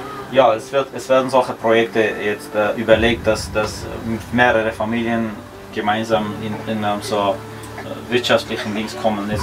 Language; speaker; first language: German; early bilingual, other home language; Armenian